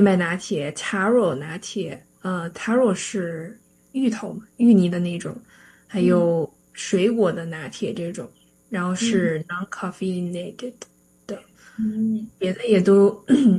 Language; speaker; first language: Chinese; native; Chinese